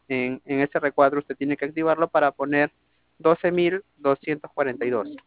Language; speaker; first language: Spanish; native; Spanish